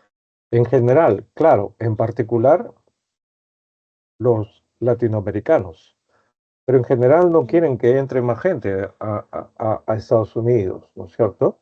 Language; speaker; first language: Spanish; native; Spanish